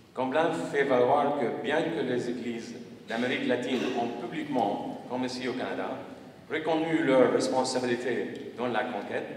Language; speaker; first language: French; non-native, local second language; Arabic